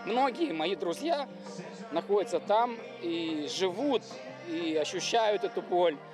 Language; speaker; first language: Russian; native; Russian